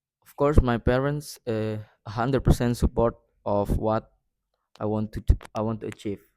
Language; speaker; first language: English; non-native, learner; Indonesian